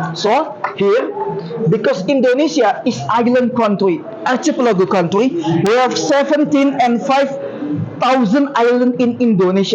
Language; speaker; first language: English; non-native, learner; Indonesian